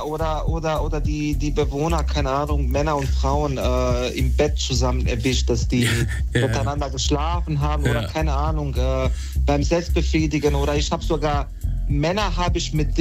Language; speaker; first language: German; native; German